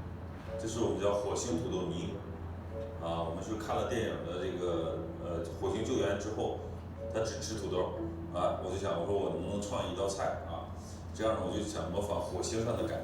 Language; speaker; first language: Chinese; native; Chinese